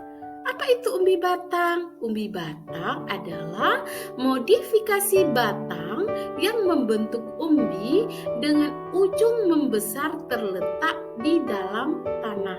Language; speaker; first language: Indonesian; native; Indonesian